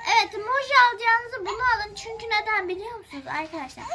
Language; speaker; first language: Turkish; native; Turkish